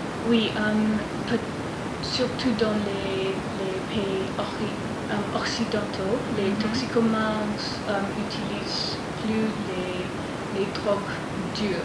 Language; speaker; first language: French; non-native, learner; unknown